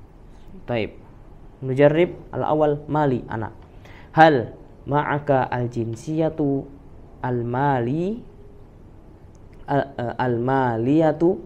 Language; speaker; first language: Arabic; non-native, fluent; Indonesian